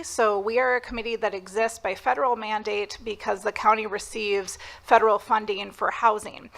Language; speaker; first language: English; native; English